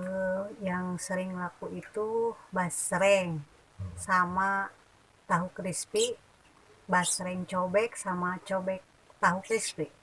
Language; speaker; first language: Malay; non-native, local second language; Sundanese